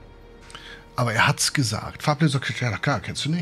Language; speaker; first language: German; native; German